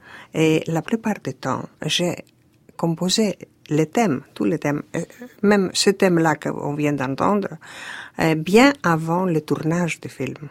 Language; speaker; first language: French; non-native, fluent; Greek